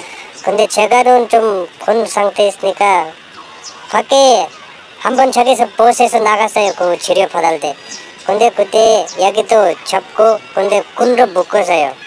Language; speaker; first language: Korean; non-native, learner; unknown